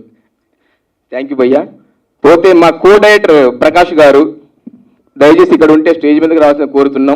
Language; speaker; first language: Telugu; native; Telugu